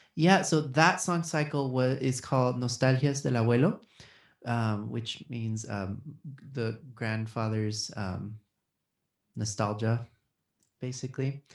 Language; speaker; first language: English; early bilingual, other home language; Spanish